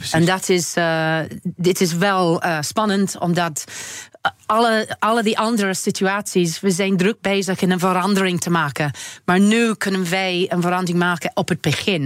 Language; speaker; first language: Dutch; non-native, learner; English